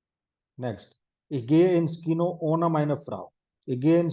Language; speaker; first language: German; non-native, fluent; Hindi